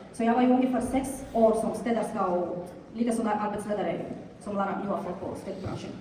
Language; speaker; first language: Swedish; non-native, fluent; Bulgarian